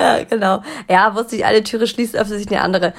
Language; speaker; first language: German; native; German